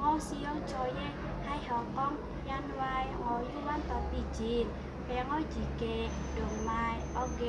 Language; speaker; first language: Cantonese; non-native, learner; Indonesian